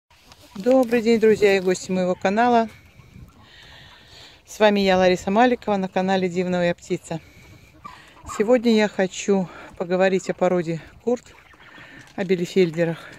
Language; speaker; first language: Russian; native; Russian